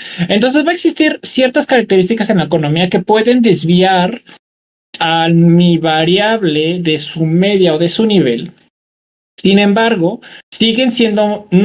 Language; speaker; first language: Spanish; native; Spanish